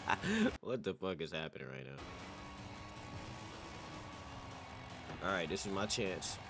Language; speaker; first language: English; native; English